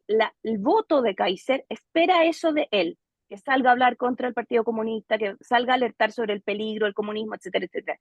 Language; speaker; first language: Spanish; native; Spanish